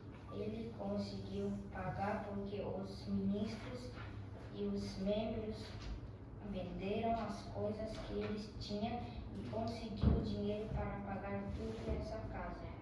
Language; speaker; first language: Portuguese; early bilingual, heritage; Portuguese